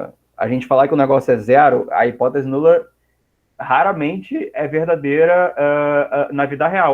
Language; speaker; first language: Portuguese; native; Portuguese